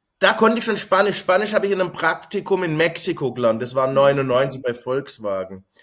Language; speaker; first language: German; native; German